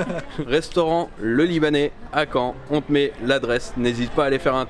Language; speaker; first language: French; native; French